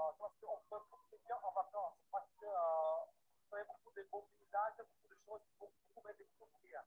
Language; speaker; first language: French; non-native, fluent; Vietnamese